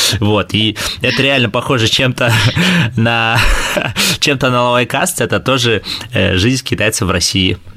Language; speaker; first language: Russian; native; Russian